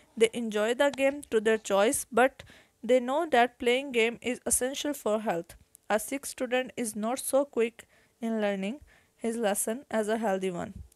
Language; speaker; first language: English; non-native, local second language; Urdu